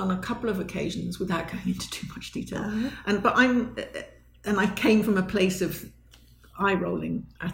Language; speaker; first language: English; native; English